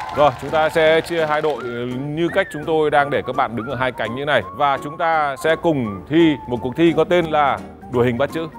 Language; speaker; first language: Vietnamese; native; Vietnamese